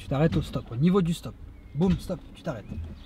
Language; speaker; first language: French; native; French